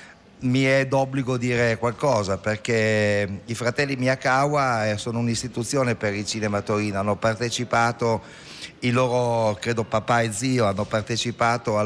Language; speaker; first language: Italian; native; Italian